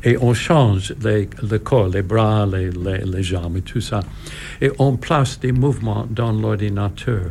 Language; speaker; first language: French; non-native, learner; English